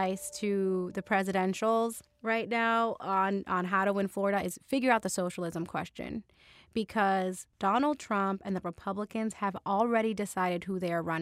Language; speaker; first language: English; native; English